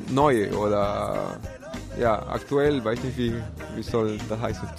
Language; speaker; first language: German; non-native, learner; Spanish